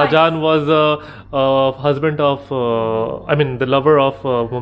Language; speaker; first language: English; non-native, local second language; Hindi